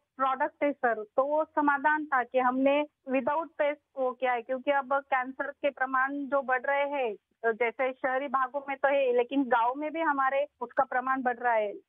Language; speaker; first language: Hindi; non-native, local second language; Marathi